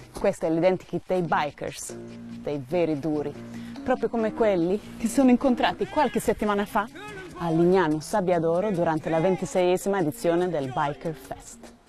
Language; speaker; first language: Italian; non-native, fluent; Swedish